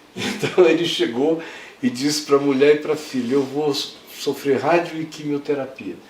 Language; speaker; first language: Portuguese; native; Portuguese